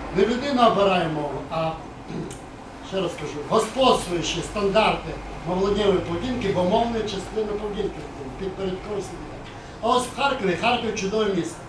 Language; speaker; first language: Ukrainian; native; Ukrainian